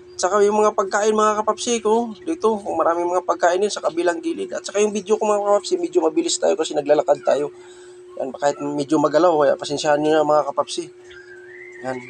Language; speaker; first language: Filipino; non-native, local second language; Cebuano